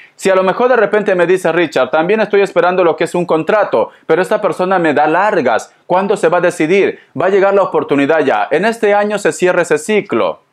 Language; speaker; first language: Spanish; native; Spanish